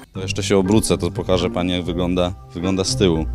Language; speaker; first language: Polish; native; Polish